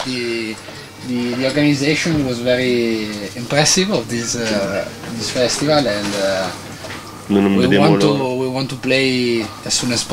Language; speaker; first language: English; non-native, learner; Italian